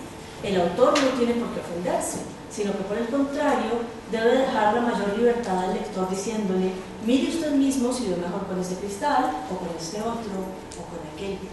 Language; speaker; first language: Spanish; native; Spanish